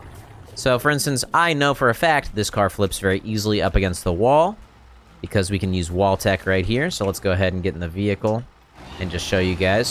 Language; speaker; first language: English; native; English